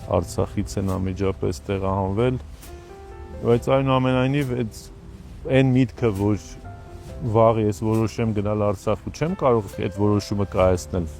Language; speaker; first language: Armenian; native; Armenian